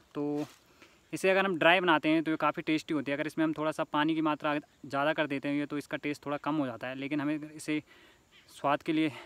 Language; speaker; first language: Hindi; native; Hindi